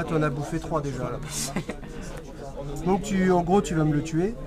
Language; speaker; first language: French; native; French